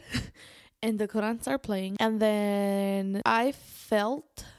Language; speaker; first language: English; non-native, fluent; Spanish